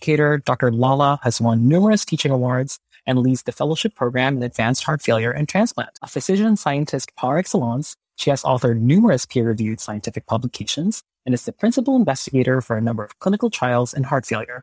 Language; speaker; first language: English; non-native, local second language; Filipino